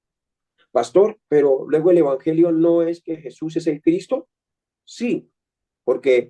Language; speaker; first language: Spanish; native; Spanish